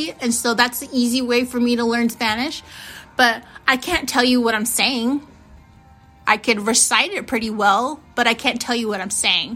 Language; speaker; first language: English; early bilingual, other home language; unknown